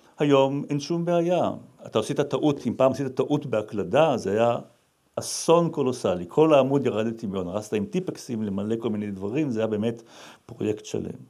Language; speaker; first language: Hebrew; native; Hebrew